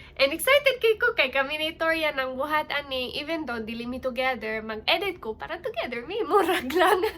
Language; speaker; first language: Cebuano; non-native, local second language; English